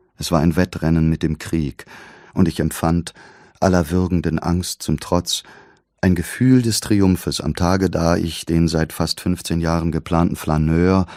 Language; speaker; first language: German; native; German